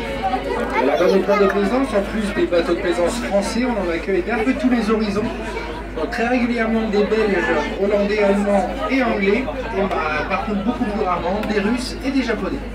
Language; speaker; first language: French; native; French